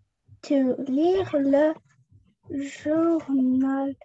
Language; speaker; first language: French; non-native, learner; Russian